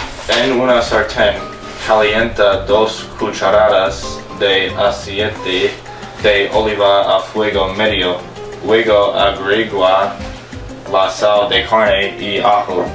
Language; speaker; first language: Spanish; non-native, learner; English